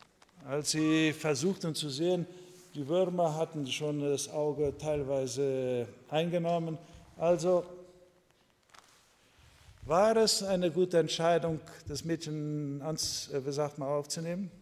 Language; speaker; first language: German; non-native, fluent; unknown